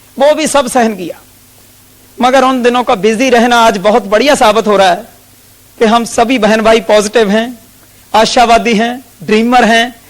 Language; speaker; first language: Hindi; non-native, local second language; Punjabi